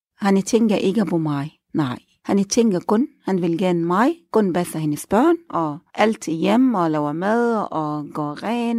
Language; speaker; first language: Danish; non-native, learner; Arabic